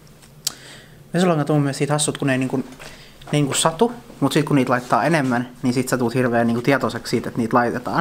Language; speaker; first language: Finnish; native; Finnish